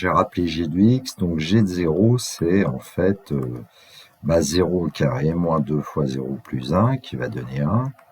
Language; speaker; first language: French; native; French